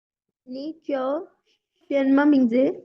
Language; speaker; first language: Chinese; non-native, learner; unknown